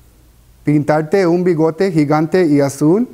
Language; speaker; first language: Spanish; early bilingual, heritage; Spanish